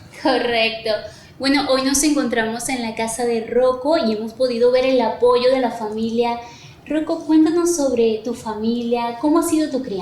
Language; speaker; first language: Spanish; native; Spanish